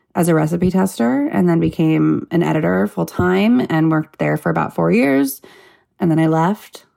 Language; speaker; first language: English; native; English